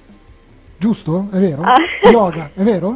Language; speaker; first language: Italian; native; Italian